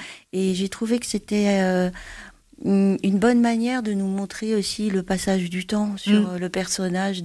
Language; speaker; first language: French; native; French